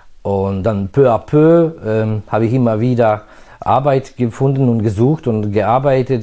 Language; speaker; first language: German; non-native, fluent; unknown